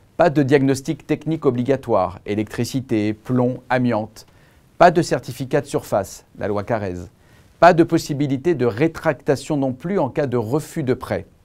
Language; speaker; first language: French; native; French